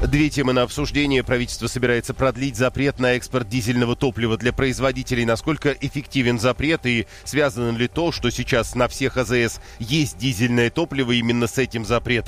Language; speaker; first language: Russian; native; Russian